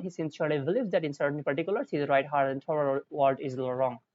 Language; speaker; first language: English; non-native, local second language; Bangla